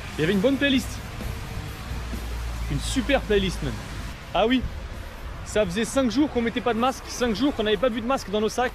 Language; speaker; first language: French; native; French